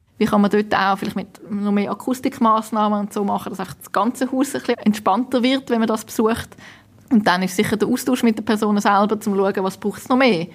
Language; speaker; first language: German; native; German